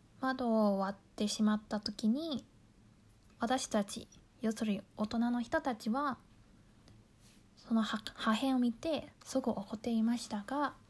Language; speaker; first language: Japanese; non-native, fluent; Chinese